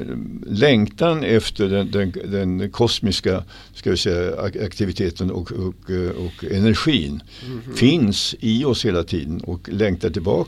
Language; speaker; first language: Swedish; native; Swedish